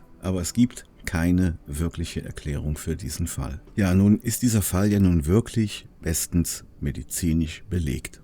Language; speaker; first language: German; native; German